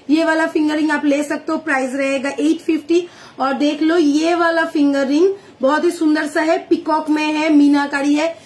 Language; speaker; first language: Hindi; non-native, local second language; Bangla